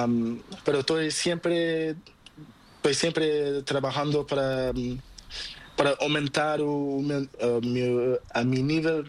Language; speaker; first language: Spanish; non-native, learner; Portuguese